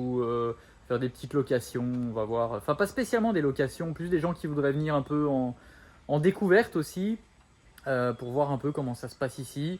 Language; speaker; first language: French; native; French